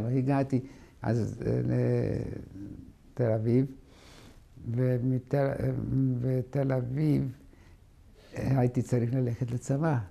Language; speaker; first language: Hebrew; non-native, fluent; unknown